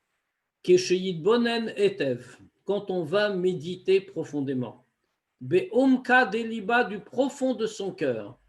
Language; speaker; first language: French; native; French